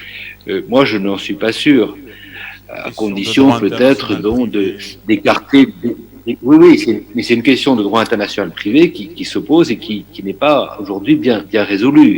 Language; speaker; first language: French; native; French